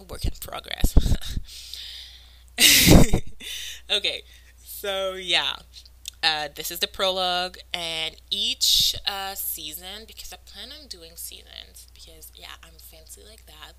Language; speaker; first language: English; non-native, fluent; French